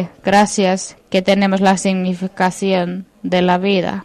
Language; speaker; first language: Spanish; non-native, fluent; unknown